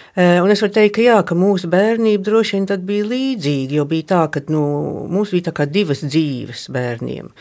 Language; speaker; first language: Latvian; early bilingual, heritage; Latvian